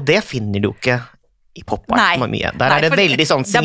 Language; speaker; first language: Norwegian; native; Norwegian